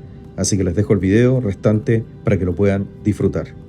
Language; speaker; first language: Spanish; native; Spanish